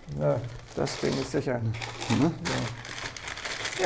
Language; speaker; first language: German; native; German